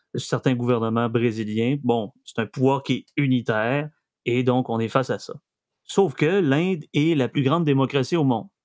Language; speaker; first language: French; native; French